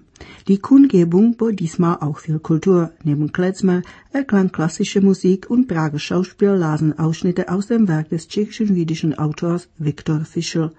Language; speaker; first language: German; native; German